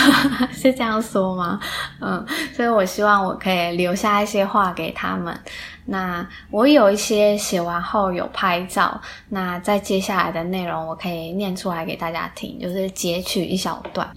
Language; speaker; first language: Chinese; native; Chinese